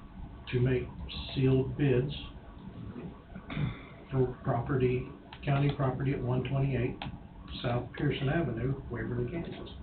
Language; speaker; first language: English; native; English